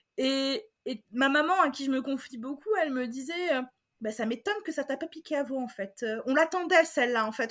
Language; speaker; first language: French; native; French